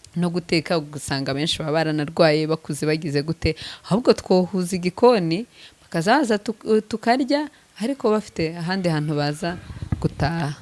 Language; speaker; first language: Kinyarwanda; native; Kinyarwanda